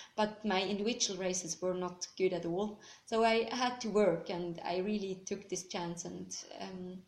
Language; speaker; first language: English; non-native, fluent; Swiss German